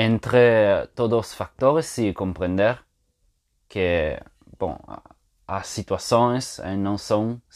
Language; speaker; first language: Portuguese; non-native, fluent; Italian